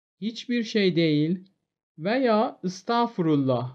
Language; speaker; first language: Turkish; non-native, fluent; Persian